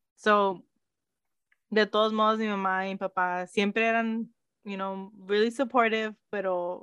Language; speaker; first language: Spanish; early bilingual, heritage; Spanish